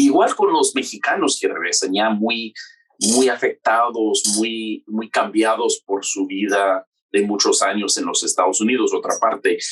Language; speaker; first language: Spanish; non-native, fluent; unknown